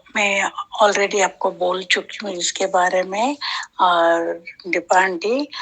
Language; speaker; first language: Hindi; non-native, local second language; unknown